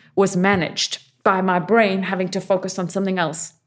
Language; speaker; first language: English; native; English